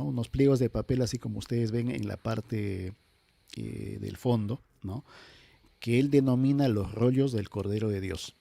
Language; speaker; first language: Spanish; native; Spanish